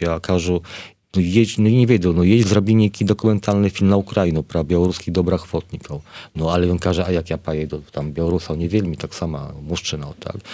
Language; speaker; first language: Polish; non-native, learner; Belarusian